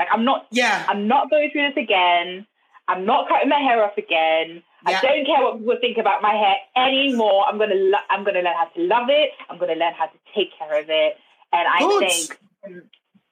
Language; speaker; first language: English; non-native, fluent; German